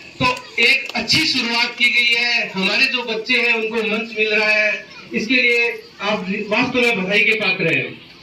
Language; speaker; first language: Hindi; native; Hindi